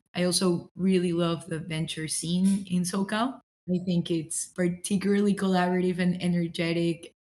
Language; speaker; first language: English; non-native, fluent; Spanish